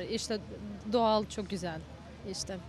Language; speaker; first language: Turkish; non-native, fluent; Bosnian